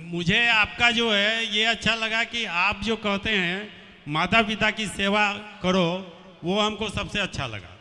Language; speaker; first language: Hindi; native; Hindi